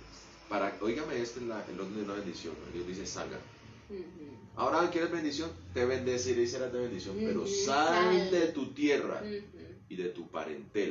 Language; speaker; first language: Spanish; native; Spanish